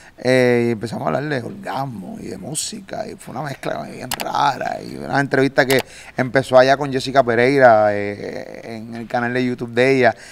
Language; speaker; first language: Spanish; native; Spanish